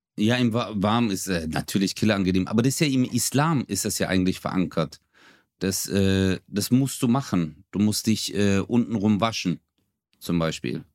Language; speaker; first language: German; early bilingual, other home language; Turkish